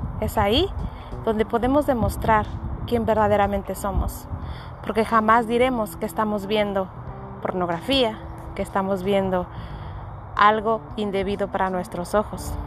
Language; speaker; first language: Spanish; native; Spanish